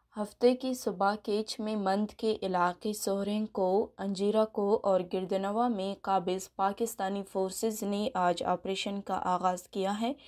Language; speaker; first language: Urdu; non-native, local second language; Baluchi